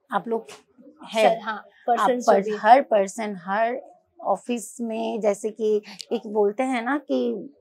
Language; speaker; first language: Hindi; non-native, local second language; Bangla